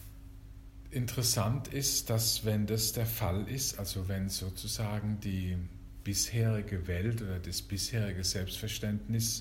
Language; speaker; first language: German; native; German